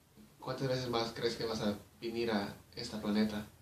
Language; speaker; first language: Spanish; early bilingual, heritage; Spanish